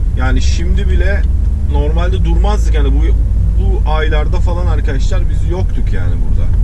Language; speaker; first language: Turkish; early bilingual, heritage; Turkish